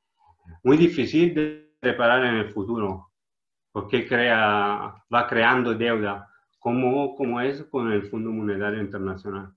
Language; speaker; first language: Spanish; non-native, learner; Italian